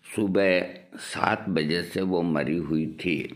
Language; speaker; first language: Hindi; native; Hindi